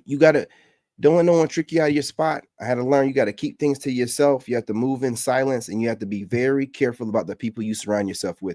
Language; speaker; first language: English; native; English